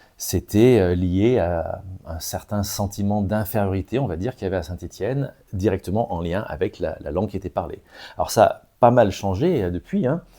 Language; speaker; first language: French; native; French